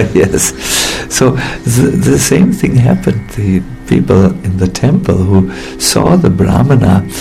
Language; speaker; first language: English; non-native, fluent; German